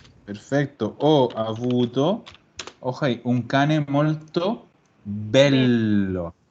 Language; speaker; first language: Italian; non-native, fluent; Spanish